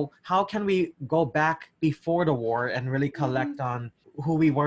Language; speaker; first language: English; native; English